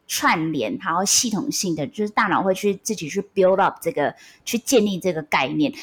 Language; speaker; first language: Chinese; non-native, local second language; Min Nan Chinese